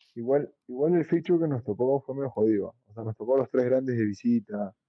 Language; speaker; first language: Spanish; native; Spanish